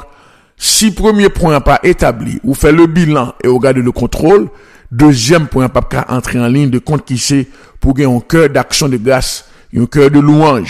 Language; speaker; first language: French; non-native, local second language; Haitian Creole